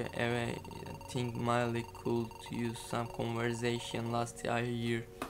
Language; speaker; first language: English; non-native, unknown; Turkish